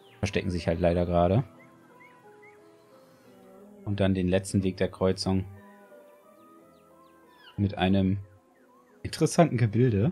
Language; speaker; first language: German; native; German